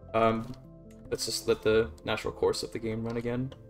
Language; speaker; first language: English; native; English